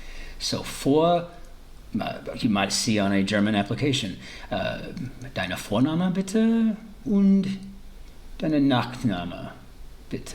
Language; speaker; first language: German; early bilingual, heritage; English